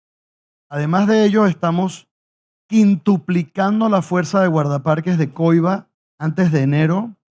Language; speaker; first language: Spanish; native; Spanish